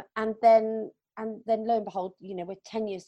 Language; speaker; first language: English; native; English